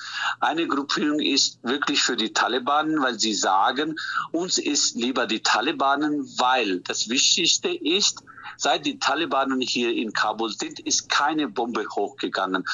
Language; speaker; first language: German; non-native, fluent; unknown